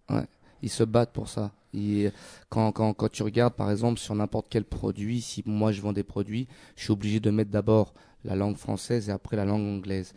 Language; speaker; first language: French; native; French